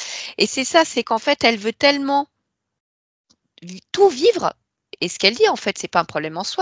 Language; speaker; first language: French; native; French